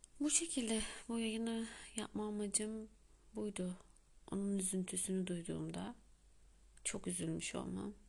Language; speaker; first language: Turkish; native; Turkish